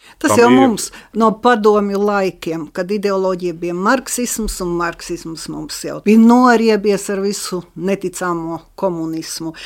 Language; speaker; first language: Latvian; native; Latvian